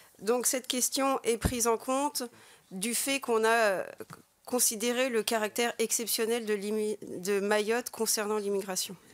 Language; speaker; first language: French; native; French